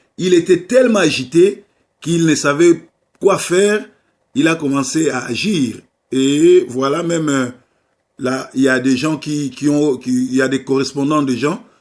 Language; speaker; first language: French; non-native, local second language; Lingala